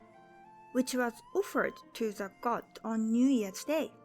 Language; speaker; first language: English; non-native, fluent; Japanese